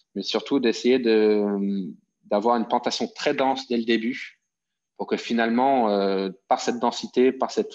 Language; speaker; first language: French; native; French